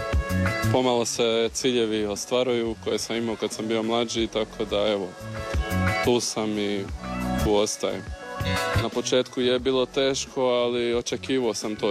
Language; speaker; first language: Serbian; early bilingual, heritage; Serbian